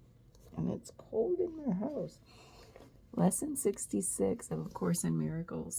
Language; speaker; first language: English; native; English